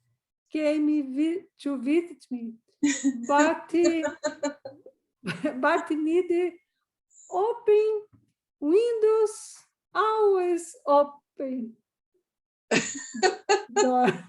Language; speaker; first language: English; non-native, learner; Portuguese